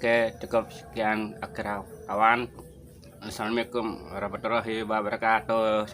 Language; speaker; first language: Indonesian; native; Indonesian